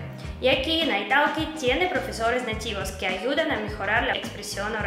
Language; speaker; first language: Spanish; non-native, fluent; Russian